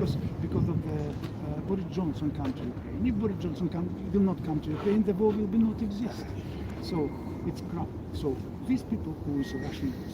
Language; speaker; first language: English; non-native, learner; Ukrainian